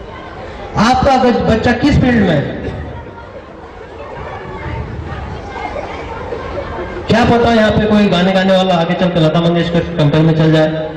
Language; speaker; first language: Hindi; non-native, local second language; Marathi